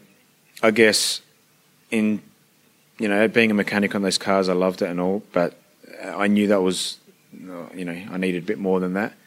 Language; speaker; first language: English; early bilingual, other home language; Italian